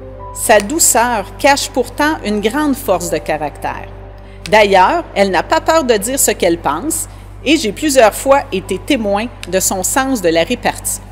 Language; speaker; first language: French; native; French